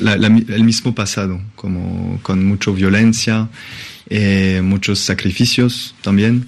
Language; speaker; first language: Spanish; non-native, fluent; French